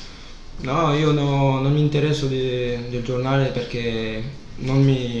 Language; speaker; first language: Italian; non-native, fluent; French